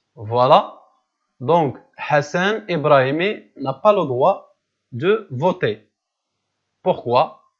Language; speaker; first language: French; non-native, local second language; Arabic